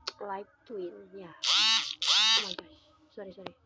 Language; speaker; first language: English; non-native, local second language; Indonesian